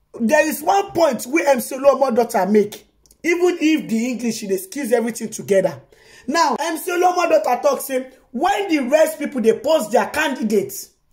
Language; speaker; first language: Nigerian Pidgin; native; Nigerian Pidgin